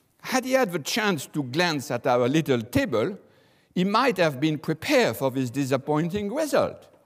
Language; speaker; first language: English; non-native, fluent; French